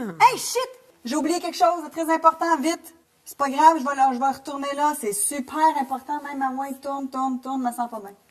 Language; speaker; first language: French; native; French